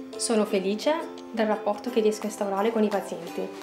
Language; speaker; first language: Italian; non-native, fluent; Albanian